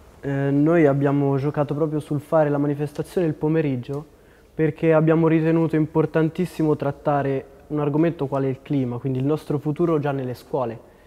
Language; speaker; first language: Italian; native; Italian